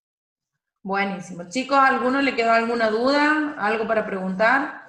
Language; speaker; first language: Spanish; native; Spanish